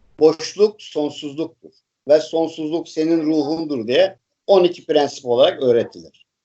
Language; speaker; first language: Turkish; native; Turkish